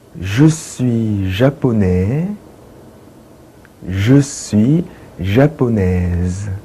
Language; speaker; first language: French; non-native, fluent; Korean